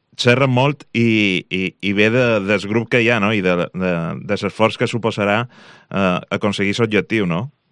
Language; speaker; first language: Catalan; native; Catalan